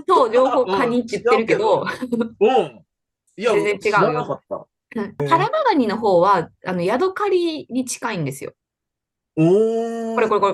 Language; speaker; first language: Japanese; native; Japanese